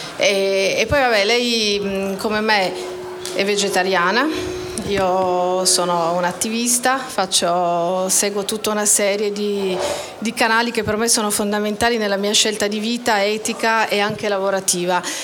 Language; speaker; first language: Italian; native; Italian